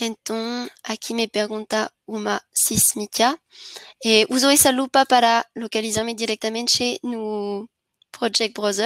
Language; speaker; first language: Spanish; non-native, learner; French